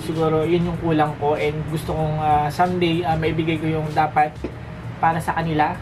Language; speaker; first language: Filipino; native; Filipino